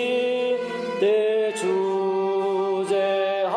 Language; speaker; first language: Korean; native; Korean